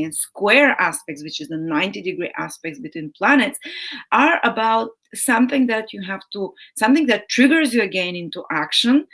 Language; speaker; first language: English; non-native, fluent; Bulgarian